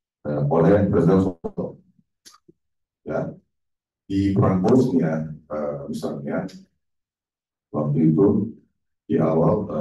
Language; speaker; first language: Indonesian; non-native, fluent; Turkish